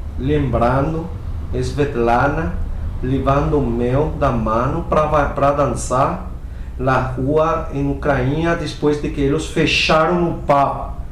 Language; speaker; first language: Portuguese; non-native, fluent; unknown